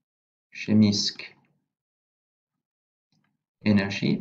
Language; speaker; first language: Norwegian; non-native, fluent; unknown